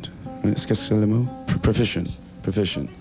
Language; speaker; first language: French; non-native, learner; English